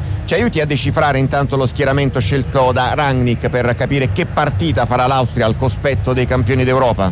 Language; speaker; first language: Italian; native; Italian